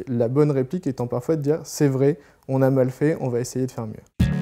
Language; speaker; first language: French; native; French